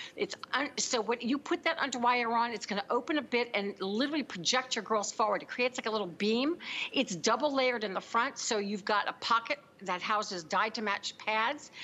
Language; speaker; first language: English; native; English